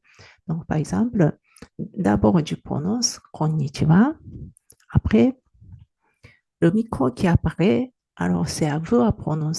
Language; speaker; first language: French; non-native, fluent; Japanese